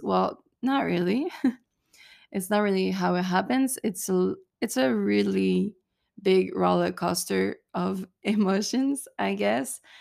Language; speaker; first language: English; non-native, fluent; French